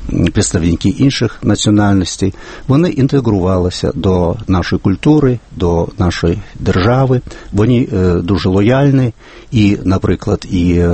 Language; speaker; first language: Ukrainian; non-native, fluent; Lithuanian